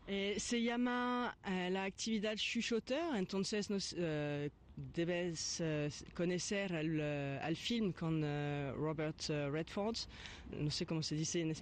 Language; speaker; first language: Spanish; non-native, fluent; French